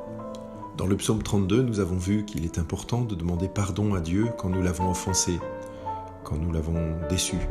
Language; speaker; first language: French; native; French